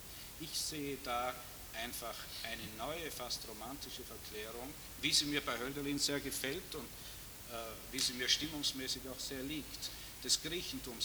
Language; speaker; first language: German; native; German